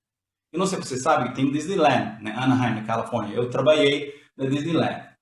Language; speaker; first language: Portuguese; non-native, learner; English